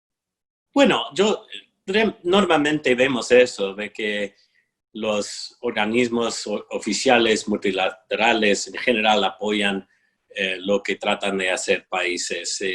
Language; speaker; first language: Spanish; non-native, fluent; English